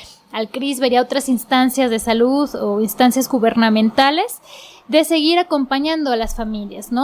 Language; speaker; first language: Spanish; native; Spanish